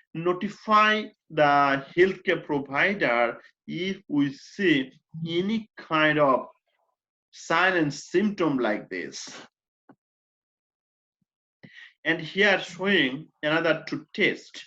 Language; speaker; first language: English; non-native, fluent; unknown